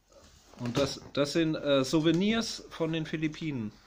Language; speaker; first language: German; native; German